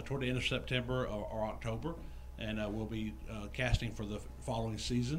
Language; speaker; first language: English; native; English